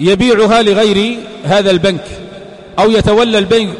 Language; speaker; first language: Arabic; native; Arabic